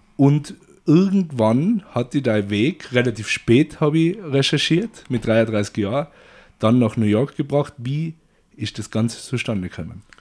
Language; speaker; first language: German; native; German